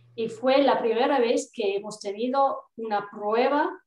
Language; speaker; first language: Spanish; non-native, fluent; English